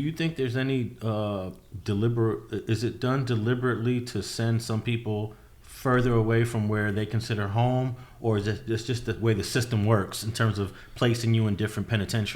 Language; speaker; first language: English; native; English